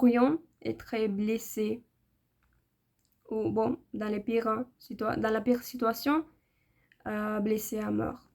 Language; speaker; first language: French; non-native, learner; Spanish